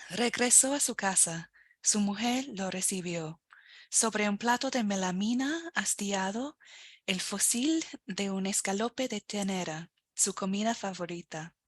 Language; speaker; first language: Spanish; non-native, fluent; English